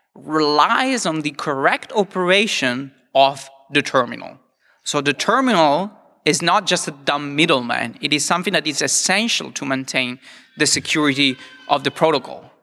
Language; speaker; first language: English; non-native, fluent; Italian